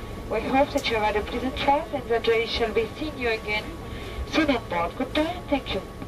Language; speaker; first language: English; non-native, fluent; French